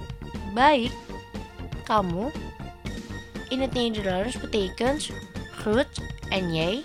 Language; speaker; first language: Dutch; non-native, learner; Indonesian